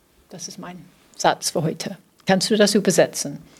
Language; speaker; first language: German; non-native, fluent; English